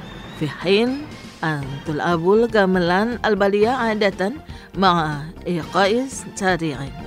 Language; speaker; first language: Arabic; non-native, fluent; Indonesian